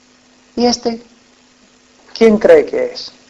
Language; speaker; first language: Spanish; non-native, fluent; English